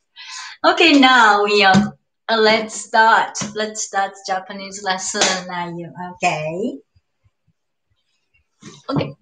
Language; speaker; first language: English; non-native, learner; Japanese